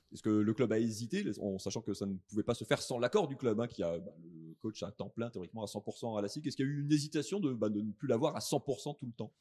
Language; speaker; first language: French; native; French